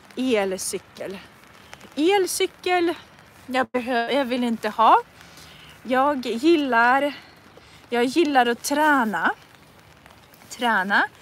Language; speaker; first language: Swedish; non-native, fluent; Russian